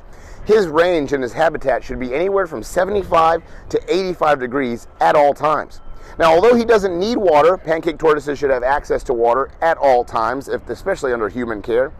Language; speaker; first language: English; native; English